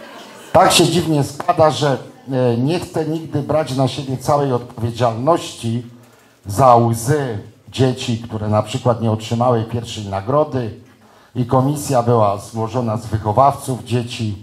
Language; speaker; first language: Polish; native; Polish